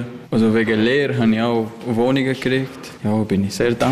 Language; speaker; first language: German; non-native, learner; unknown